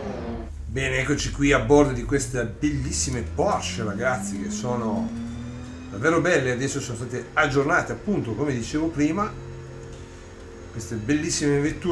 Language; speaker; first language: Italian; native; Italian